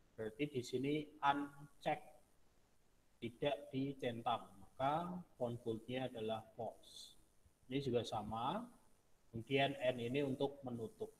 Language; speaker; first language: Indonesian; non-native, local second language; Javanese